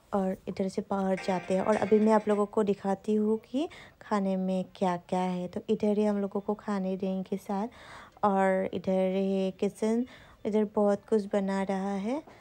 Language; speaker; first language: Hindi; non-native, local second language; Assamese